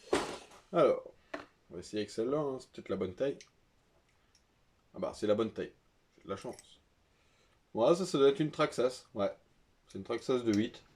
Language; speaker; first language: French; native; French